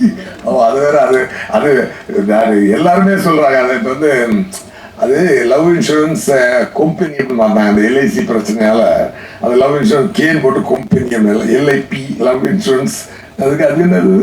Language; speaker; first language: Tamil; native; Tamil